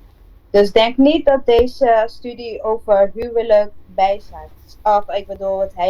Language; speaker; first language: Dutch; non-native, local second language; Papiamento